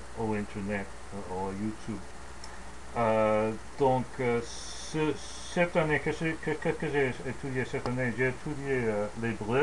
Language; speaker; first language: French; non-native, learner; English